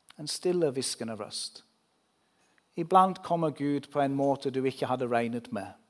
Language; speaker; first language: Norwegian; non-native, fluent; English